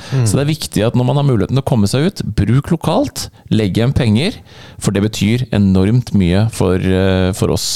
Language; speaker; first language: Norwegian; native; Norwegian